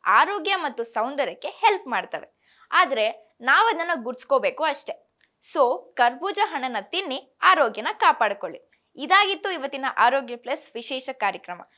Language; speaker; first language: Kannada; native; Kannada